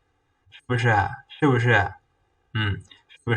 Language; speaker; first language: Chinese; non-native, fluent; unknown